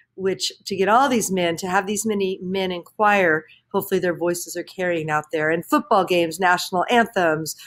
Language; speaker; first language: English; native; English